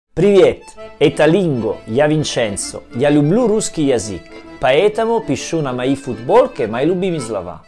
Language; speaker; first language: Russian; non-native, learner; Italian